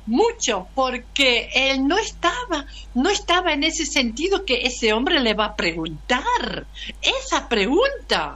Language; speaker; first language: Spanish; non-native, learner; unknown